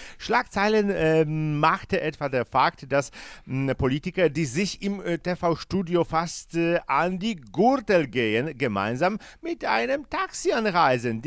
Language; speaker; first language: German; non-native, fluent; Polish